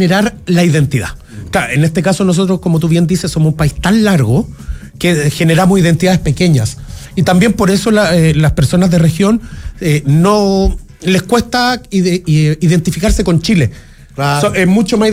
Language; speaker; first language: Spanish; native; Spanish